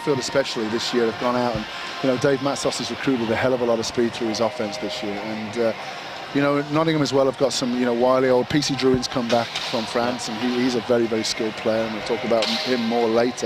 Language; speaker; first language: English; native; English